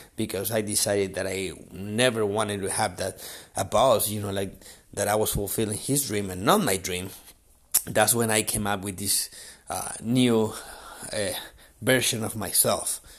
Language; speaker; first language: English; non-native, fluent; Spanish